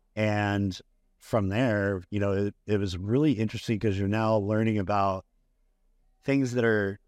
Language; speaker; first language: English; native; English